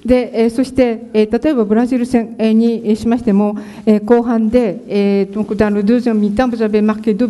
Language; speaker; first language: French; non-native, learner; Japanese